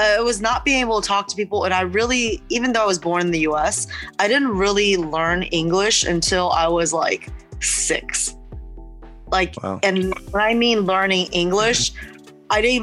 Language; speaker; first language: English; early bilingual, other home language; Chinese